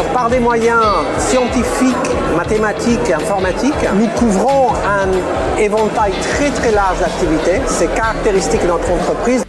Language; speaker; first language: French; native; French